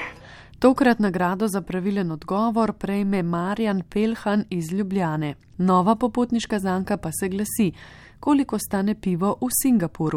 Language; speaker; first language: Slovenian; native; Slovenian